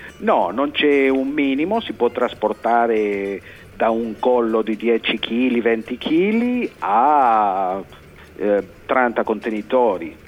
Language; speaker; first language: Italian; non-native, fluent; Spanish